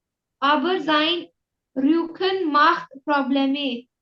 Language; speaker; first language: German; non-native, learner; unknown